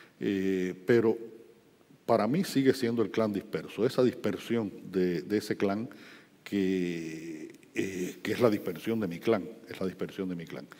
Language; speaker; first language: Spanish; native; Spanish